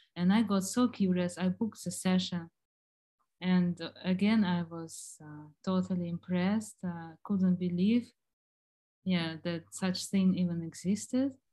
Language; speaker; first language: English; non-native, fluent; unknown